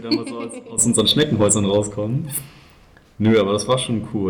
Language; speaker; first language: German; native; German